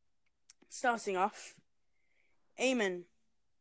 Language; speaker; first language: English; native; English